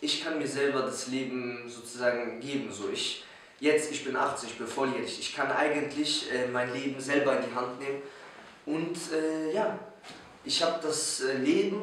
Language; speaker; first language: German; early bilingual, other home language; Polish